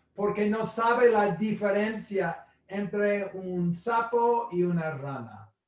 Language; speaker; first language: Spanish; non-native, fluent; English